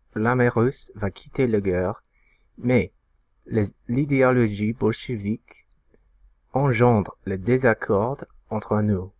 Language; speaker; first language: French; non-native, learner; English